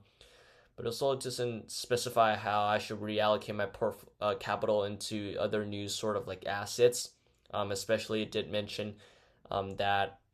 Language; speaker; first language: English; non-native, fluent; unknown